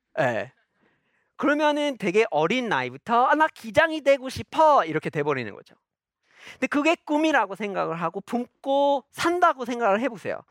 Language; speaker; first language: Korean; non-native, fluent; English